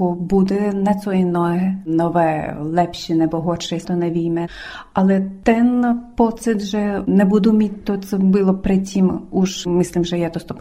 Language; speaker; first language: Czech; early bilingual, other home language; Ukrainian